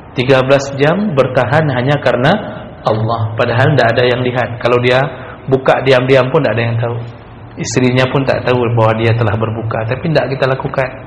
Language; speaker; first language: Malay; non-native, local second language; Achinese